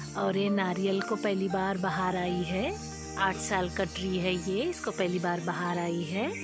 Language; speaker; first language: Hindi; native; Hindi